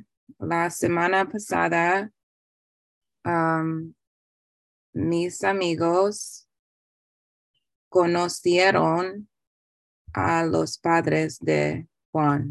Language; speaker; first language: Spanish; non-native, learner; English